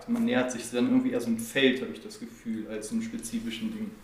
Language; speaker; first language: German; native; German